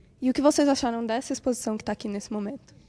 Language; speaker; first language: Portuguese; native; Portuguese